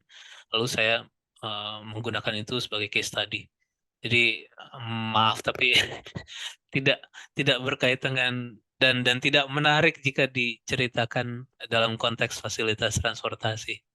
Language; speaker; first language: Indonesian; native; Indonesian